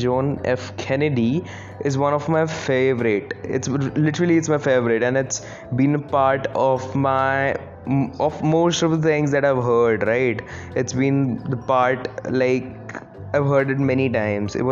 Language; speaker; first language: English; non-native, local second language; Hindi